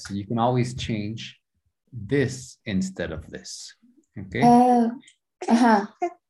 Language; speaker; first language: English; non-native, fluent; Spanish